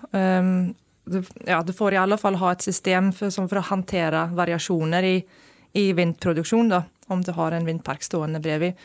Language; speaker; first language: Norwegian; non-native, fluent; Icelandic